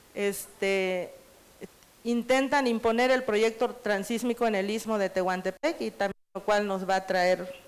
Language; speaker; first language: Spanish; native; Spanish